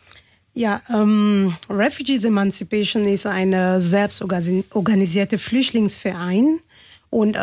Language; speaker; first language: German; non-native, fluent; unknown